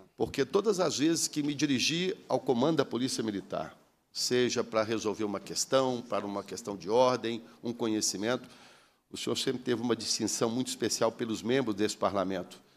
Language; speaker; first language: Portuguese; native; Portuguese